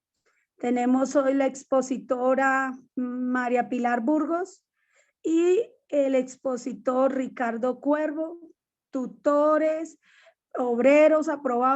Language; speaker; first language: Spanish; native; Spanish